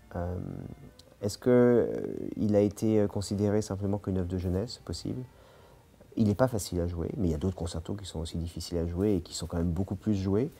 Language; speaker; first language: French; native; French